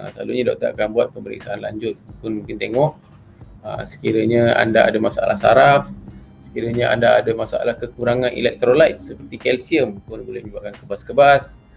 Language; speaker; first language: Malay; native; Malay